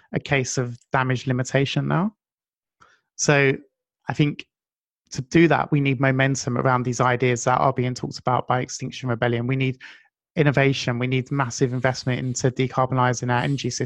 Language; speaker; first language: English; native; English